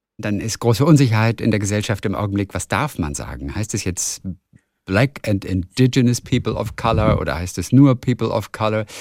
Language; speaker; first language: German; native; German